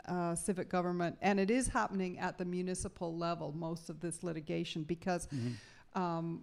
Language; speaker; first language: English; native; English